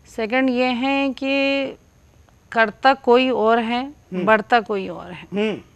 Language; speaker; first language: Hindi; native; Hindi